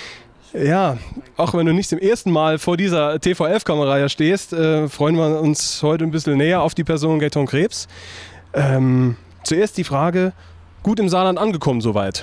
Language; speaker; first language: German; native; German